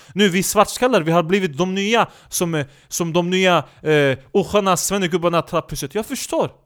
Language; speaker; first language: Swedish; early bilingual, other home language; Turkish